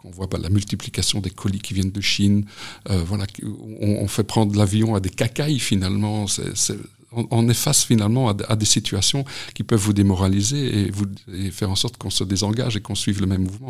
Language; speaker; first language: French; native; French